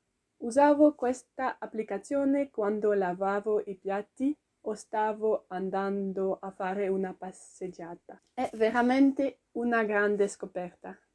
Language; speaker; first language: Italian; non-native, learner; French